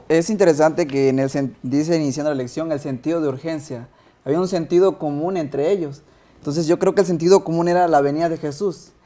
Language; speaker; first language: Spanish; native; Spanish